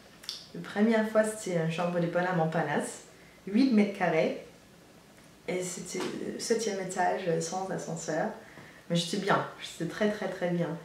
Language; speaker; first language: French; non-native, fluent; Danish